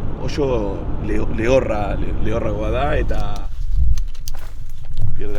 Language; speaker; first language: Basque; non-native, fluent; Spanish